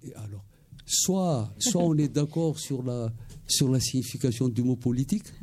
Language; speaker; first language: French; non-native, local second language; Malagasy